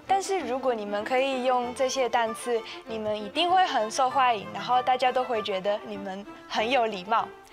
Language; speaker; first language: Chinese; non-native, fluent; Italian